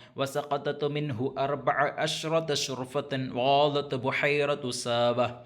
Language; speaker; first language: Arabic; non-native, fluent; Malayalam